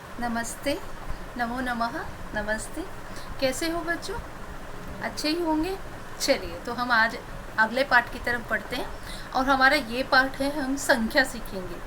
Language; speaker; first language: Hindi; native; Hindi